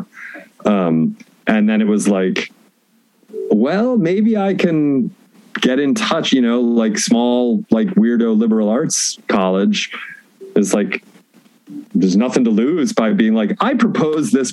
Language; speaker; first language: English; native; English